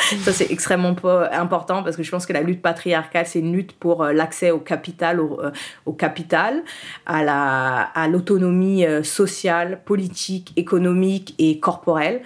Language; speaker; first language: French; early bilingual, other home language; Haitian Creole